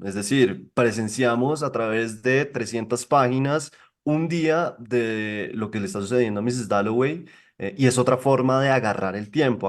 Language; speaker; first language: Spanish; native; Spanish